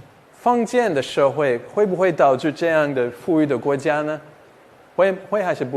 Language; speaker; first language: Chinese; non-native, fluent; English